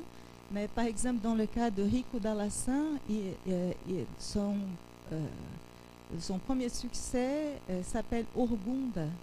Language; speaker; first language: French; non-native, fluent; Portuguese